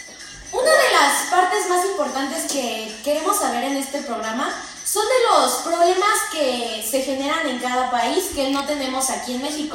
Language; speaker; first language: Spanish; native; Spanish